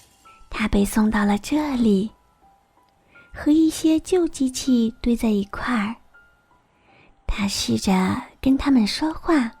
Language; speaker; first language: Chinese; native; Chinese